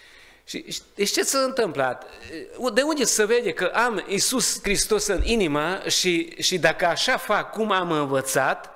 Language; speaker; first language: Romanian; non-native, learner; Hungarian